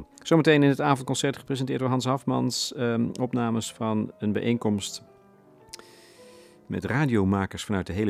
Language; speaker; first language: Dutch; native; Dutch